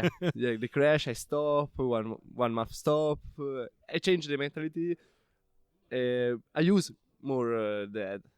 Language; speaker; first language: English; non-native, learner; Italian